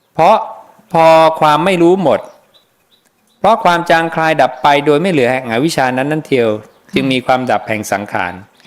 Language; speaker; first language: Thai; native; Thai